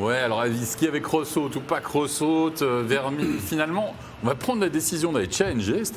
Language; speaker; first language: French; native; French